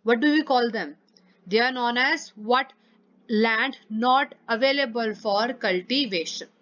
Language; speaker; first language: English; non-native, local second language; Punjabi